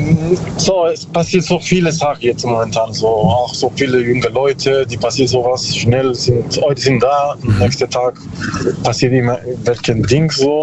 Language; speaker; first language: German; non-native, learner; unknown